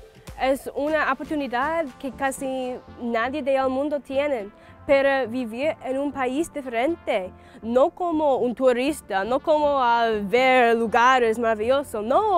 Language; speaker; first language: Spanish; non-native, learner; English